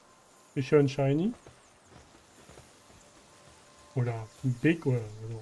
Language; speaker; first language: German; native; German